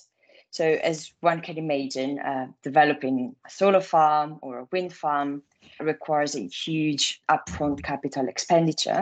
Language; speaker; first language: English; non-native, fluent; Italian